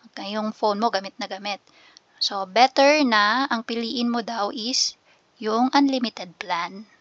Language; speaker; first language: Filipino; native; Filipino